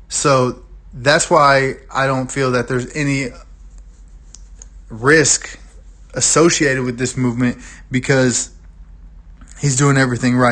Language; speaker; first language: English; native; English